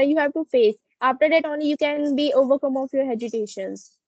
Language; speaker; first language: English; non-native, learner; Hindi